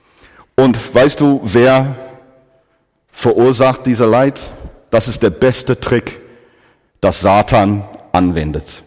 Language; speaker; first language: German; non-native, fluent; English